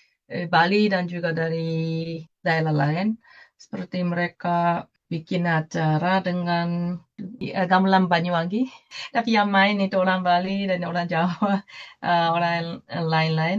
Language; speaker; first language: Indonesian; non-native, fluent; Japanese